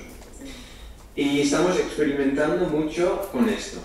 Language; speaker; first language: Spanish; non-native, fluent; Dutch